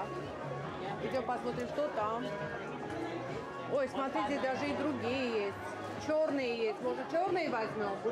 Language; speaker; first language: Russian; native; Russian